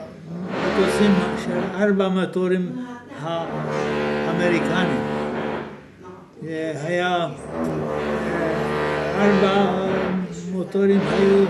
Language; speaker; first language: Hebrew; non-native, fluent; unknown